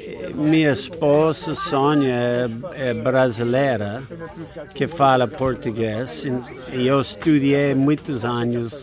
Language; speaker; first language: Portuguese; non-native, learner; Spanish